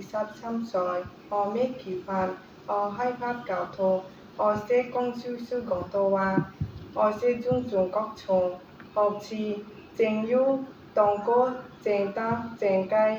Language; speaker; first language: Cantonese; non-native, learner; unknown